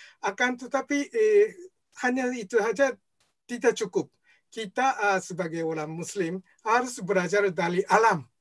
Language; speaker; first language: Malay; non-native, fluent; Japanese